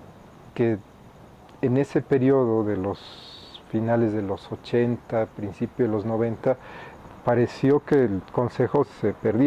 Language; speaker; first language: Spanish; native; Spanish